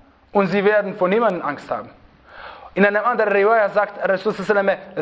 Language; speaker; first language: German; non-native, fluent; Arabic